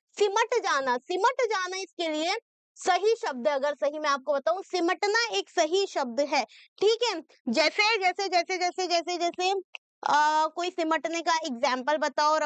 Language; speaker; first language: Hindi; native; Hindi